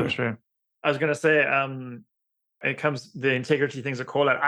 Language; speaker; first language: English; native; English